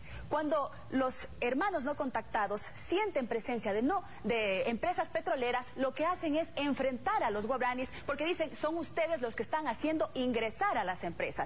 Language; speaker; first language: Spanish; native; Spanish